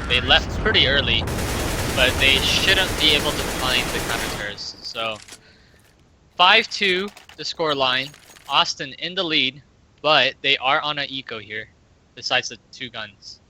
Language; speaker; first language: English; native; English